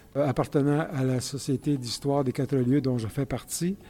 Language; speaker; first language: French; native; French